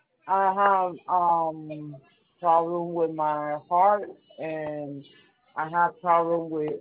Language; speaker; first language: English; non-native, learner; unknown